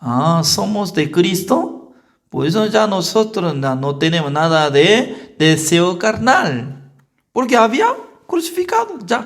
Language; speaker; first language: Spanish; non-native, learner; Korean